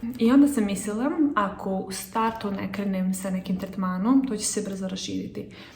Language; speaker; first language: Serbian; early bilingual, heritage; Serbian